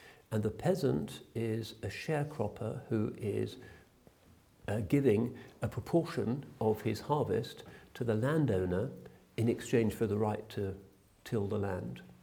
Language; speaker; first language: English; native; English